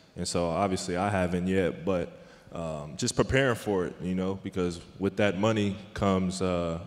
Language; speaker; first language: English; native; English